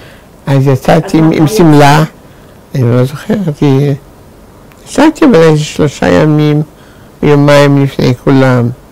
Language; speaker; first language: Hebrew; non-native, fluent; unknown